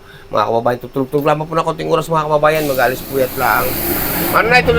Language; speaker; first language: Filipino; native; Filipino